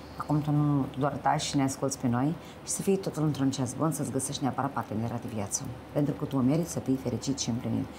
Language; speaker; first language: Romanian; native; Romanian